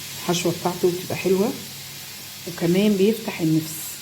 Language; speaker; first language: Arabic; native; Arabic